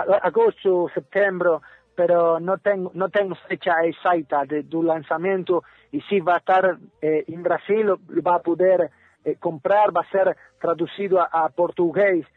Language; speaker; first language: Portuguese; non-native, learner; Spanish